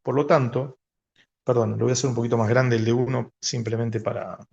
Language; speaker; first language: Spanish; native; Spanish